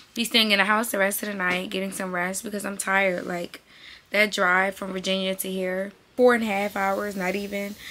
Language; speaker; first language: English; native; English